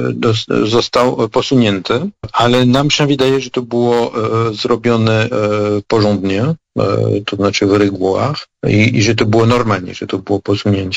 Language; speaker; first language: Polish; non-native, fluent; French